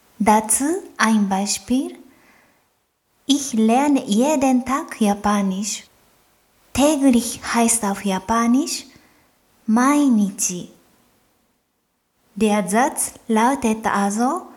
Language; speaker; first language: German; non-native, fluent; Japanese